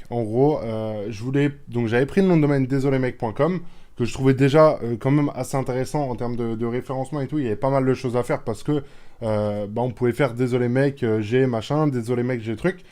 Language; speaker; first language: French; native; French